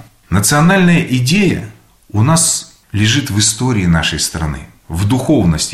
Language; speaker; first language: Russian; native; Russian